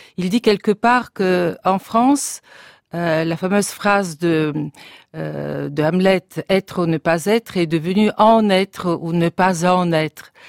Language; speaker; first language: French; non-native, fluent; Bulgarian